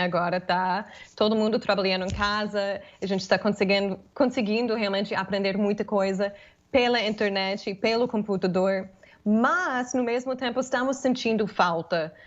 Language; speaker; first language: Portuguese; non-native, fluent; English